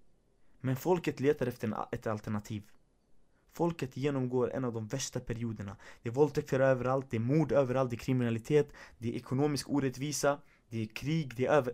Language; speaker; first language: Swedish; early bilingual, other home language; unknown